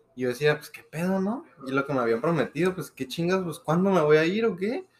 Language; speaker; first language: Spanish; native; Spanish